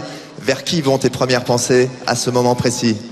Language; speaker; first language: French; native; French